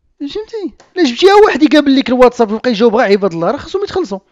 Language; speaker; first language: Arabic; native; Arabic